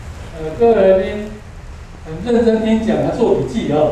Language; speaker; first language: Chinese; native; Chinese